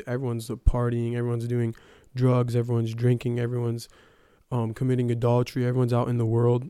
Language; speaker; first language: English; early bilingual, other home language; Ukrainian